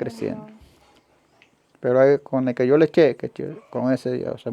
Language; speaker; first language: Spanish; native; Spanish